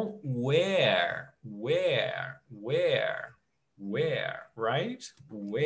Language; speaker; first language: English; non-native, fluent; Portuguese